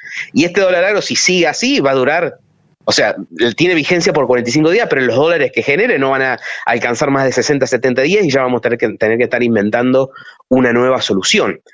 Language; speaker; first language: Spanish; native; Spanish